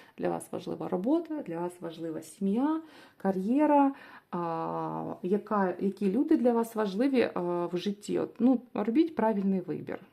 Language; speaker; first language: Ukrainian; non-native, local second language; Russian